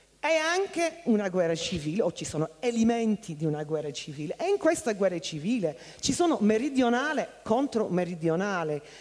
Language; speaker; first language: Italian; non-native, fluent; English